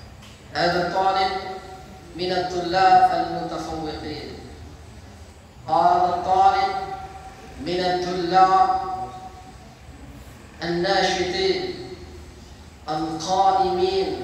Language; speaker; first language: Arabic; non-native, fluent; Indonesian